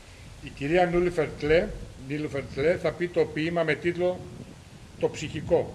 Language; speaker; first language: Greek; native; Greek